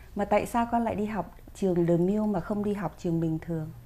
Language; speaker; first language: Vietnamese; native; Vietnamese